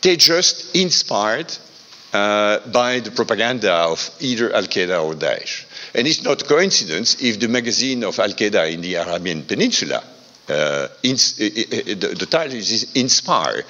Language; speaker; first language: English; non-native, fluent; French